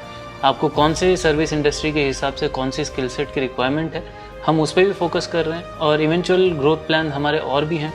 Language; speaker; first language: Hindi; native; Hindi